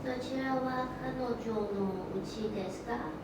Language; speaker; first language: Japanese; non-native, learner; English